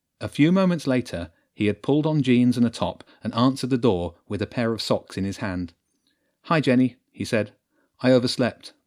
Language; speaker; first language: English; native; English